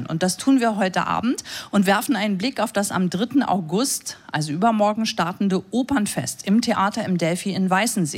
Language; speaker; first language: German; native; German